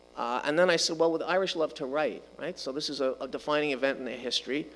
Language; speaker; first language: English; native; English